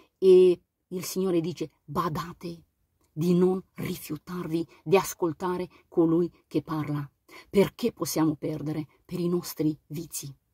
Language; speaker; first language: Italian; non-native, fluent; Romanian